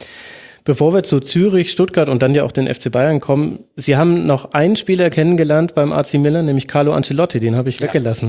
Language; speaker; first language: German; native; German